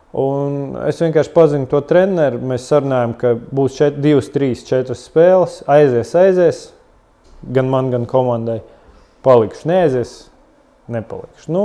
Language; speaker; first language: Latvian; non-native, local second language; Russian